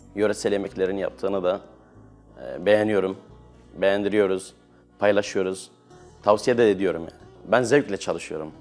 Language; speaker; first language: Turkish; native; Turkish